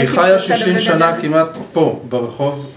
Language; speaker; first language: Hebrew; native; Hebrew